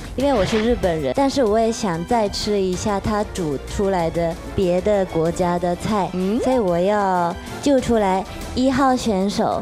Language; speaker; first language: Chinese; non-native, fluent; Japanese